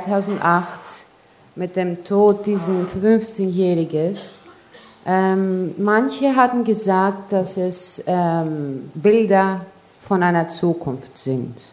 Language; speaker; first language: German; non-native, fluent; Greek